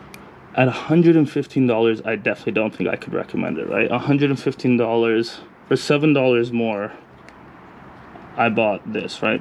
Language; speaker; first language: English; native; English